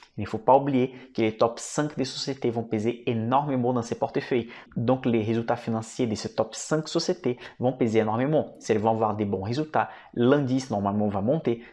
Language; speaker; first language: French; non-native, fluent; Portuguese